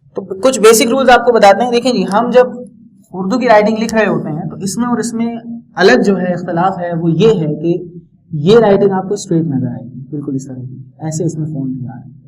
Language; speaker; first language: Urdu; native; Urdu